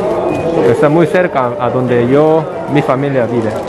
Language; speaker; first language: Spanish; non-native, fluent; Korean